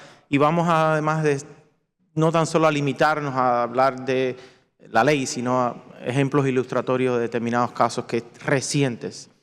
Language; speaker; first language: Spanish; native; Spanish